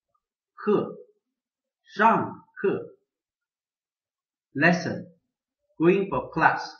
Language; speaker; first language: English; non-native, local second language; Chinese